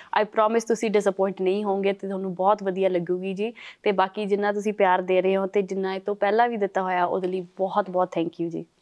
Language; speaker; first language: Punjabi; early bilingual, heritage; Punjabi